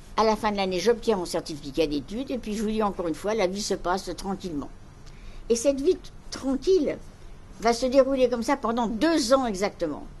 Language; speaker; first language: French; native; French